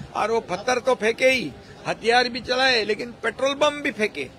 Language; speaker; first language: Hindi; non-native, local second language; Marathi